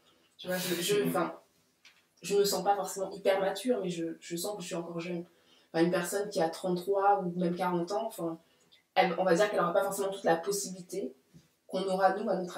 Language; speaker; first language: French; native; French